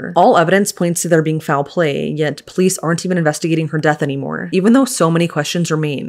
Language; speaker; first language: English; native; English